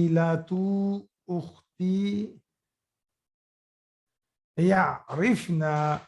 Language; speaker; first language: Arabic; non-native, fluent; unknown